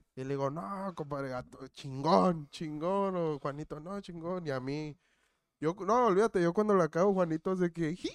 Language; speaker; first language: Spanish; native; Spanish